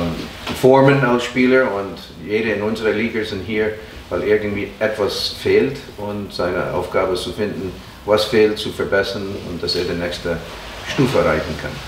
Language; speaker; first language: German; non-native, fluent; English